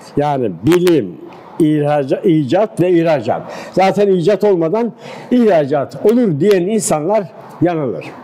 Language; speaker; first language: Turkish; native; Turkish